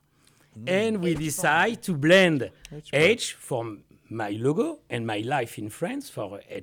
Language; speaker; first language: English; non-native, learner; French